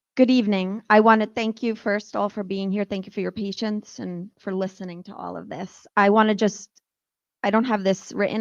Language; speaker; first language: English; native; English